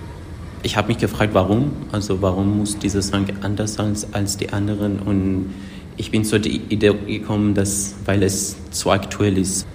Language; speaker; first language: German; non-native, fluent; Persian